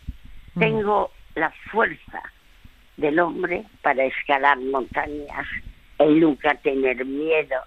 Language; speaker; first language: Spanish; early bilingual, other home language; French